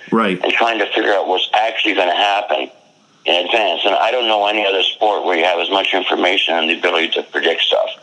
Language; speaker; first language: English; native; English